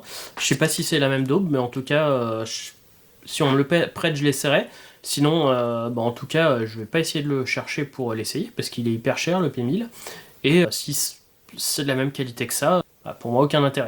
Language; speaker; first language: French; native; French